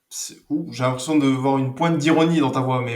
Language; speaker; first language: French; native; French